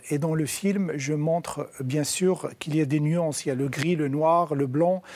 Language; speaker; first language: French; non-native, local second language; Arabic